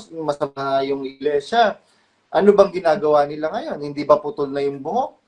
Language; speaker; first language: Filipino; non-native, local second language; Pampanga